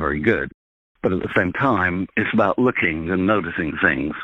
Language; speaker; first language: English; native; English